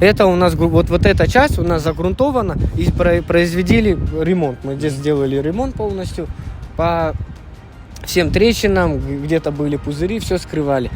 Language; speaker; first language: Russian; native; Russian